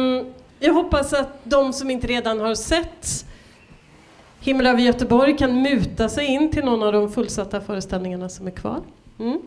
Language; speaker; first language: Swedish; native; Swedish